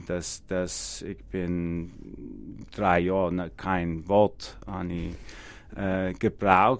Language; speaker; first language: German; non-native, learner; English